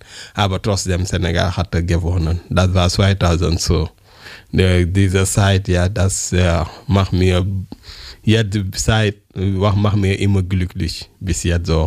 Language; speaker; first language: German; non-native, learner; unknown